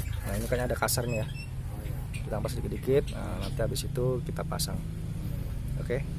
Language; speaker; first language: Indonesian; native; Indonesian